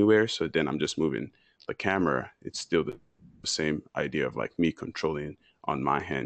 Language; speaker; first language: English; non-native, local second language; Yoruba